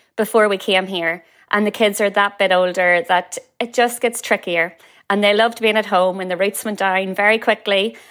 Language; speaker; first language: English; native; English